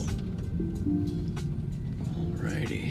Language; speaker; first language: English; native; English